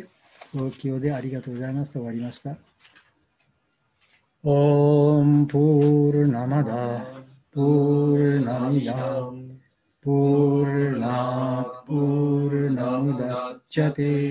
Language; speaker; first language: Japanese; non-native, learner; Bangla